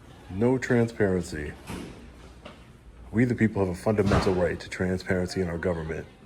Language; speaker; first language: English; native; English